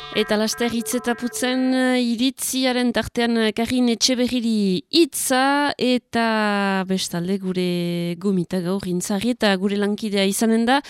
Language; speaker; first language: Basque; native; Basque